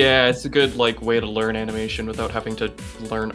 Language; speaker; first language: English; native; English